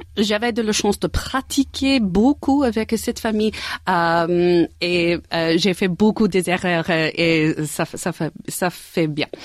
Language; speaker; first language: French; non-native, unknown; English